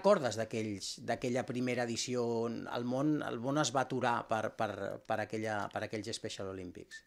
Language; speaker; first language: Catalan; native; Catalan